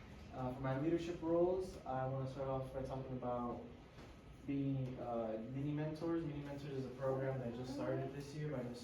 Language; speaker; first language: English; early bilingual, other home language; Spanish